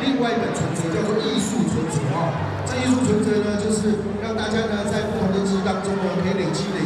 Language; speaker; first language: Chinese; native; Chinese